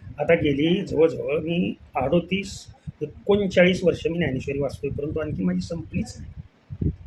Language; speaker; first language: Marathi; native; Marathi